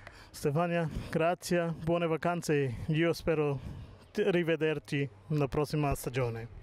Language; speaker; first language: Italian; non-native, learner; German